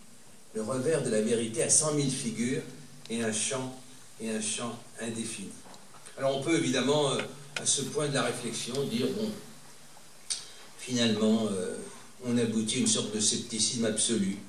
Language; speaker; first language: French; native; French